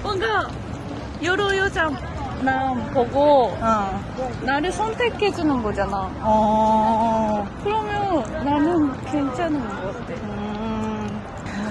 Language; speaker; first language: Korean; non-native, fluent; Japanese